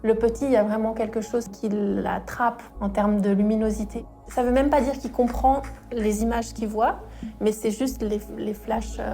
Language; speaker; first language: French; native; French